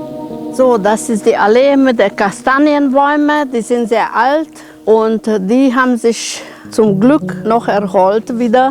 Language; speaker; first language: German; non-native, local second language; Romanian